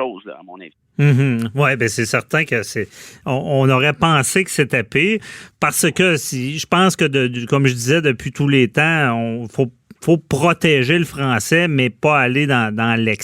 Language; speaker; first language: French; native; French